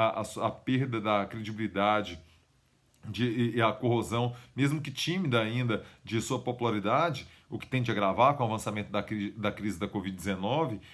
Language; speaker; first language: Portuguese; native; Portuguese